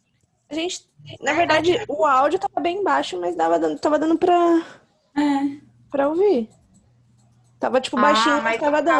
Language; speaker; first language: Portuguese; native; Portuguese